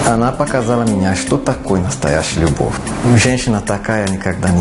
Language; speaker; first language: Russian; non-native, learner; Portuguese